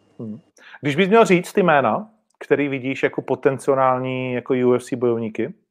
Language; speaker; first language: Czech; native; Czech